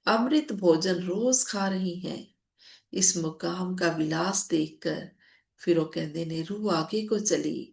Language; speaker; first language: Hindi; non-native, local second language; Punjabi